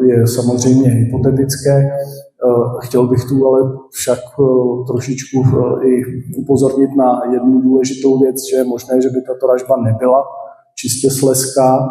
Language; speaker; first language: Czech; native; Czech